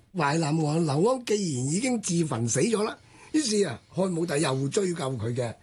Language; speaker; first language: Cantonese; native; Cantonese